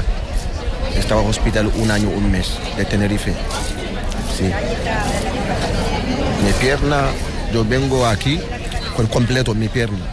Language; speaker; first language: Spanish; non-native, learner; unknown